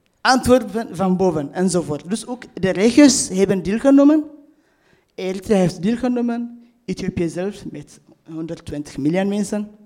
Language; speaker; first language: Dutch; non-native, fluent; Tigrinya